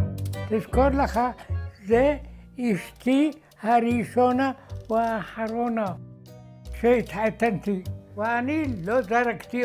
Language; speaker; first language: Hebrew; non-native, fluent; Arabic